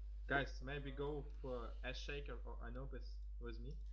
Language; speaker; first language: English; non-native, learner; Russian